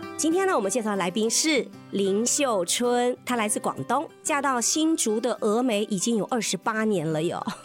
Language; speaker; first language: Chinese; native; Chinese